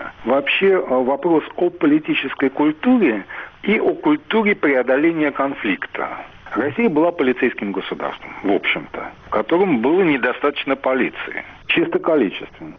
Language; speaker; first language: Russian; native; Russian